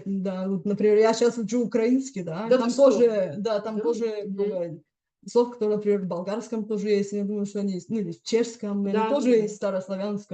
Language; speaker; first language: Russian; non-native, fluent; Bulgarian